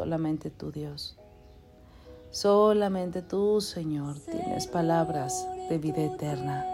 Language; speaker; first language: Spanish; native; Spanish